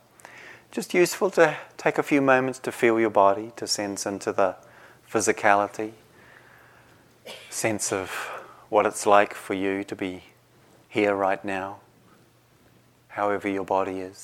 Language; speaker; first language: English; native; English